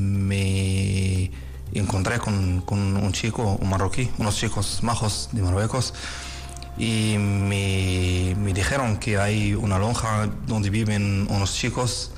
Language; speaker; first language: Spanish; non-native, learner; Arabic